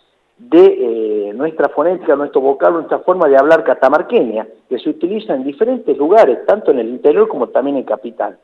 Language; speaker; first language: Spanish; native; Spanish